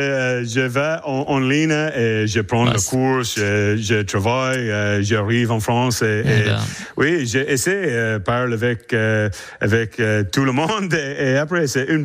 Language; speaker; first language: French; non-native, learner; English